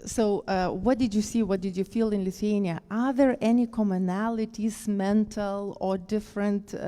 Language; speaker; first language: English; non-native, fluent; Lithuanian